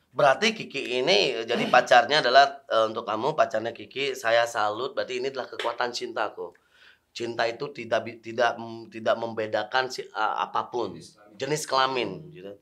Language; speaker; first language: Indonesian; native; Indonesian